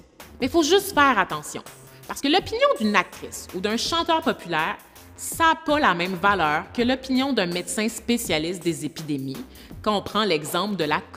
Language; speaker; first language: French; native; French